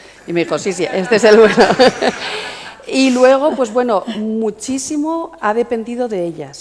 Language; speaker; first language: Spanish; native; Spanish